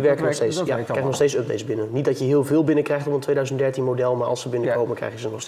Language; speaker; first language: Dutch; native; Dutch